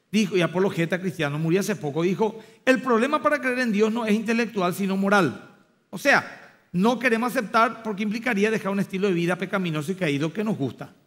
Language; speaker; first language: Spanish; native; Spanish